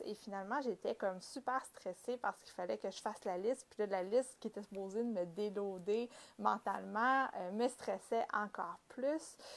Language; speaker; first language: French; native; French